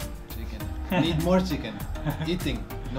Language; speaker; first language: English; non-native, learner; Arabic